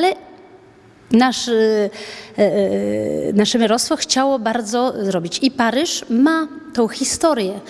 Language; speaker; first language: Polish; early bilingual, heritage; French